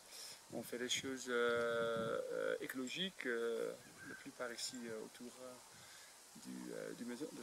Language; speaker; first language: French; non-native, fluent; Dutch